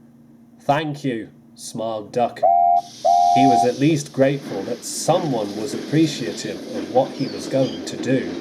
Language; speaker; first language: English; native; English